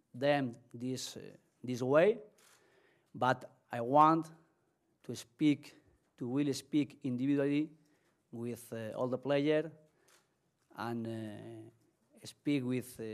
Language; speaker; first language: English; non-native, learner; Spanish